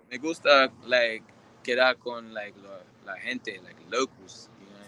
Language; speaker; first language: Spanish; non-native, learner; English